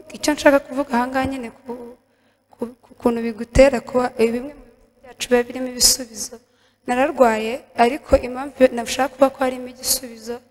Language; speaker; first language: Kinyarwanda; native; Kinyarwanda